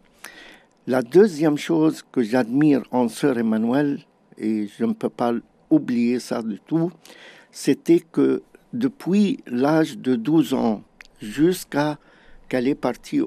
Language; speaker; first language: French; non-native, fluent; Arabic